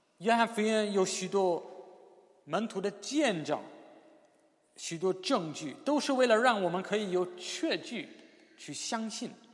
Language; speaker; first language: Chinese; non-native, fluent; English